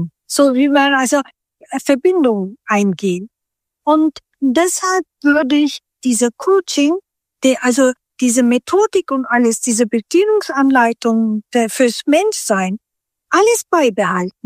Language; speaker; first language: German; non-native, fluent; Turkish